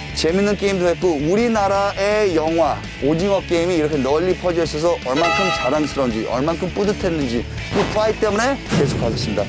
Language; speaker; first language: Korean; early bilingual, heritage; Korean